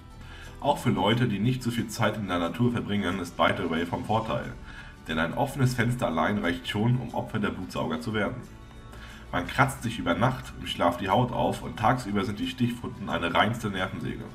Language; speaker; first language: German; native; German